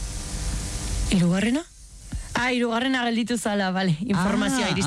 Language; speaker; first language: Basque; native; Basque